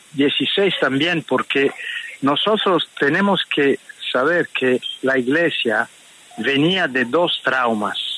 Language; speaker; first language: Spanish; non-native, fluent; Italian